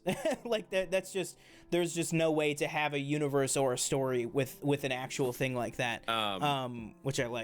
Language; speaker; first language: English; native; English